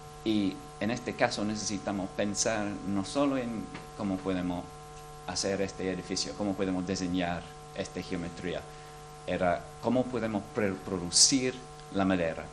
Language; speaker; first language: Spanish; non-native, fluent; English